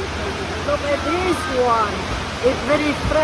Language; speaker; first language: English; non-native, learner; Vietnamese